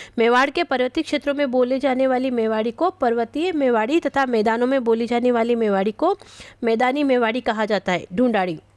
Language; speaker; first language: Hindi; native; Hindi